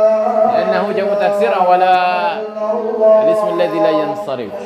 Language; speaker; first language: Arabic; non-native, fluent; Indonesian